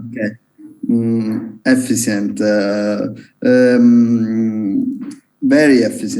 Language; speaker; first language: English; non-native, learner; Italian